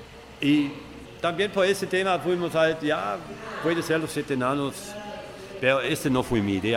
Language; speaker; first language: Spanish; non-native, fluent; German